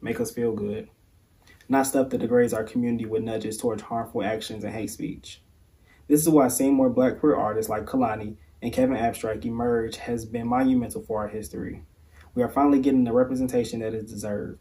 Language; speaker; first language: English; native; English